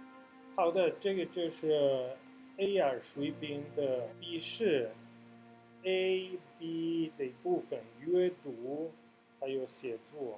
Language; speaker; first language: Chinese; non-native, fluent; Italian